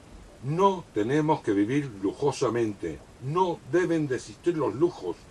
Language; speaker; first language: Spanish; native; Spanish